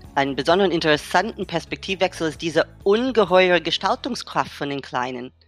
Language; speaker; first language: German; non-native, fluent; English